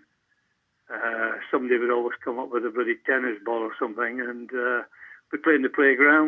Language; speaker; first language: English; native; English